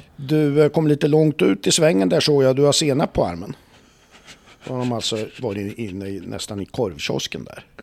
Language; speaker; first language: Swedish; native; Swedish